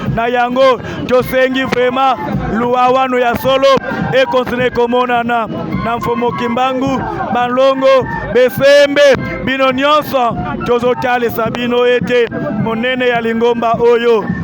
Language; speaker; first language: Lingala; non-native, local second language; Kongo